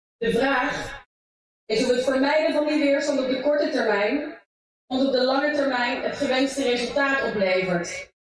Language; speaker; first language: Dutch; early bilingual, other home language; English